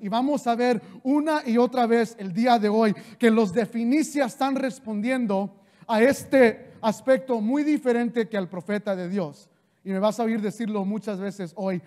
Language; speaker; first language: Spanish; early bilingual, heritage; Spanish